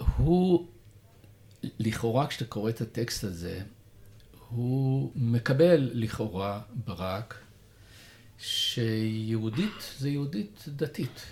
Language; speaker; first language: Hebrew; native; Hebrew